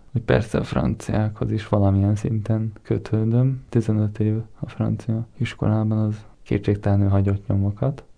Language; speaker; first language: Hungarian; early bilingual, heritage; Hungarian